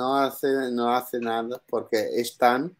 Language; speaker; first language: Spanish; non-native, learner; Italian